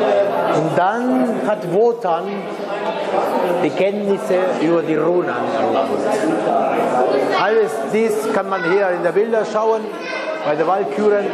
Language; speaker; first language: German; non-native, fluent; Spanish